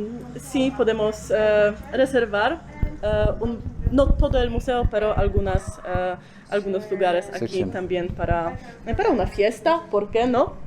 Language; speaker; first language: Spanish; non-native, fluent; Polish